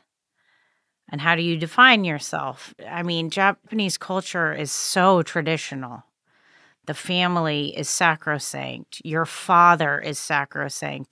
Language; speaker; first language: English; native; English